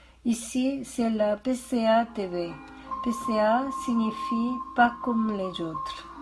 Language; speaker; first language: French; non-native, fluent; Korean